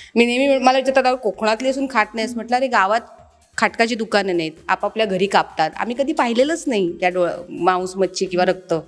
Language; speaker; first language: Marathi; native; Marathi